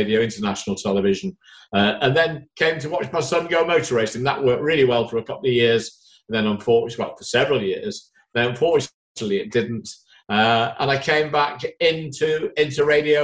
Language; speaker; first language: English; native; English